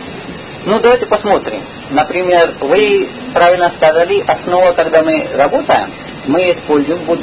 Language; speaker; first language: Russian; non-native, learner; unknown